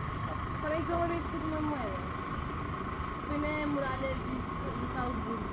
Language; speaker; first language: Spanish; native; Spanish